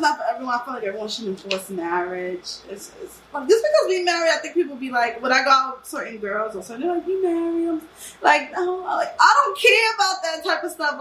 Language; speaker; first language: English; native; English